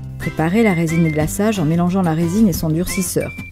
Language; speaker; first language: French; native; French